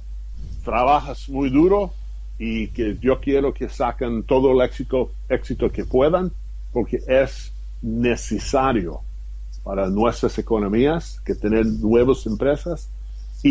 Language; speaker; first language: Spanish; non-native, fluent; English